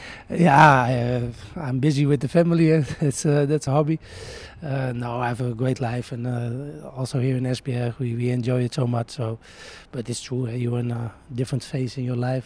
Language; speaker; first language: English; non-native, fluent; Dutch